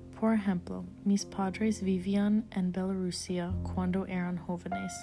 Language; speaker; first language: Spanish; non-native, learner; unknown